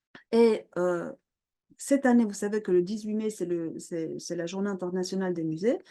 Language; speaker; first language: French; non-native, fluent; Polish